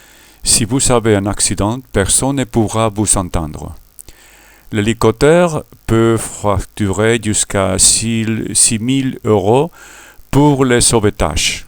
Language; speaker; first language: French; non-native, learner; Spanish